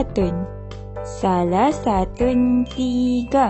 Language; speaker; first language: Arabic; non-native, learner; Malay